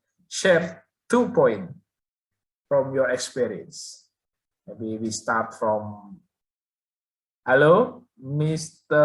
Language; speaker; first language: English; non-native, learner; Indonesian